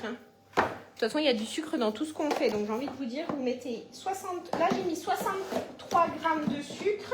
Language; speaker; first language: French; native; French